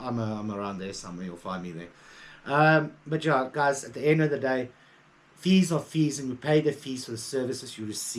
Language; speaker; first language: English; native; English